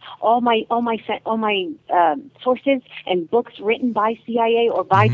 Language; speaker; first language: English; native; English